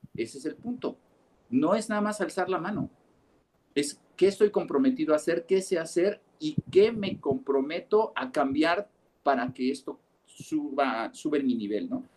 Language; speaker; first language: Spanish; native; Spanish